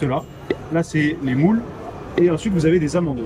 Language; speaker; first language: French; native; French